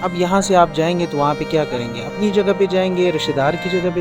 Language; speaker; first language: Urdu; native; Urdu